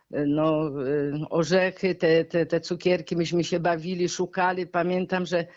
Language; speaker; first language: Polish; native; Polish